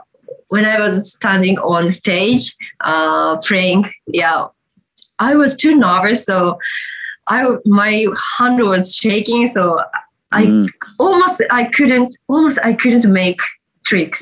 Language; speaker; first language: English; non-native, learner; Japanese